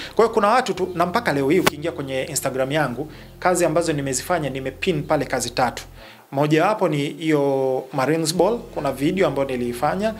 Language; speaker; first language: Swahili; native; Swahili